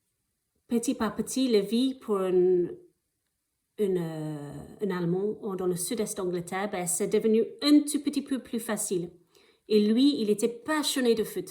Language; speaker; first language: French; non-native, fluent; English